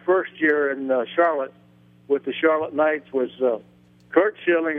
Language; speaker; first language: English; native; English